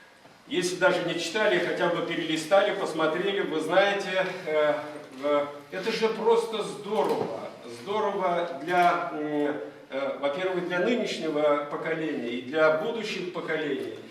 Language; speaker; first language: Russian; non-native, local second language; Chuvash